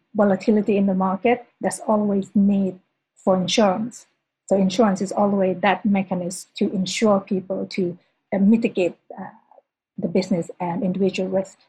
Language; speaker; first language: English; non-native, fluent; Thai